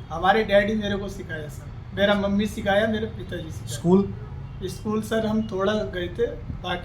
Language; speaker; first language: Hindi; native; Hindi